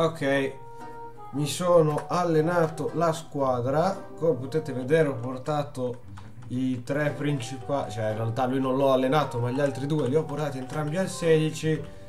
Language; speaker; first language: Italian; native; Italian